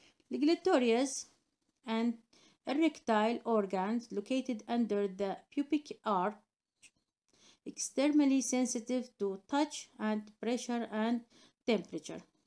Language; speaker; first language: English; non-native, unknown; Arabic